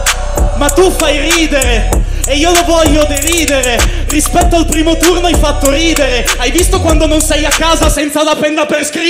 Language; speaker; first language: Italian; native; Italian